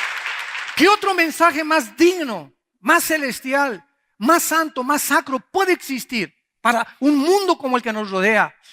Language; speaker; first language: Spanish; native; Spanish